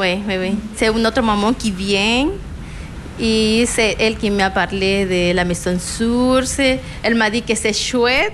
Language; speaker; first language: French; non-native, learner; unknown